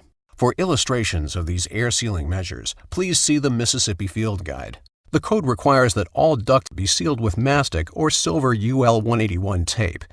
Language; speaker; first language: English; native; English